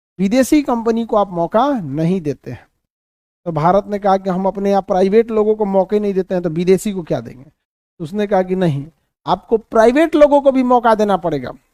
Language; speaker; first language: Hindi; native; Hindi